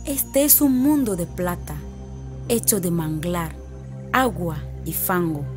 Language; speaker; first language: Spanish; native; Spanish